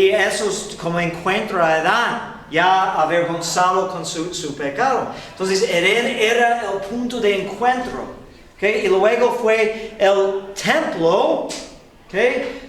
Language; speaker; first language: Spanish; non-native, fluent; English